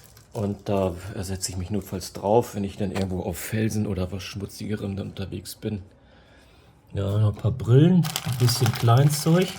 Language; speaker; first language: German; native; German